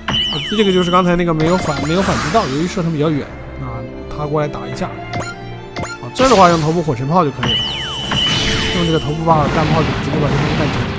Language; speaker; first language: Chinese; native; Chinese